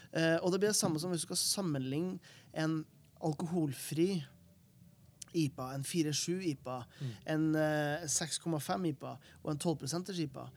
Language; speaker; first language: Norwegian; native; Norwegian